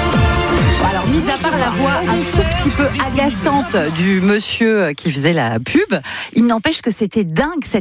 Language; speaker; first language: French; native; French